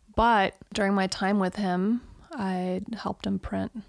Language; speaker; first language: English; early bilingual, other home language; Romanian